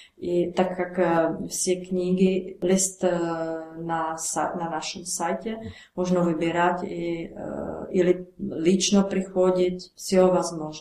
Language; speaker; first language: Russian; non-native, learner; Czech